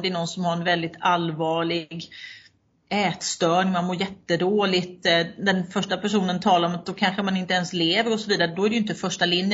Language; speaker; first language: Swedish; native; Swedish